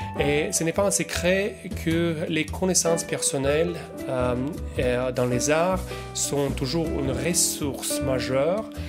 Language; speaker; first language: French; non-native, fluent; Russian